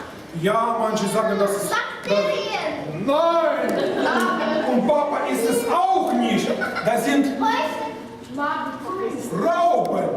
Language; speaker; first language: German; non-native, fluent; Russian